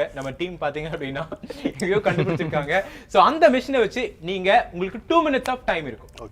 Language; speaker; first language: Tamil; native; Tamil